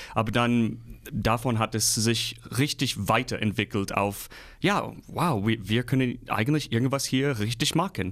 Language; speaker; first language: German; non-native, fluent; English